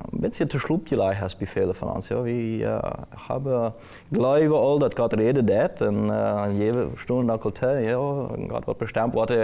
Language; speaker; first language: German; non-native, local second language; Plautdietsch